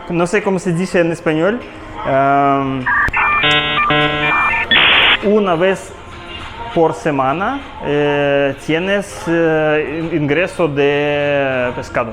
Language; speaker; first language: Spanish; non-native, learner; Russian